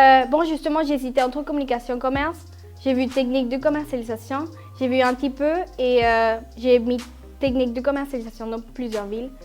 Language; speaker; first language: French; non-native, fluent; Spanish